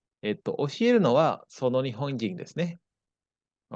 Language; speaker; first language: Japanese; non-native, fluent; Indonesian